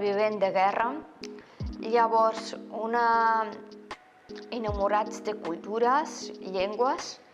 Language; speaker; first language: Catalan; non-native, fluent; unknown